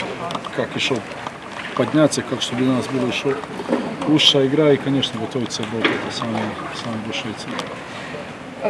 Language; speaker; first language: Russian; non-native, learner; Croatian